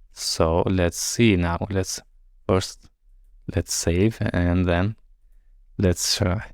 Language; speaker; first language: English; non-native, fluent; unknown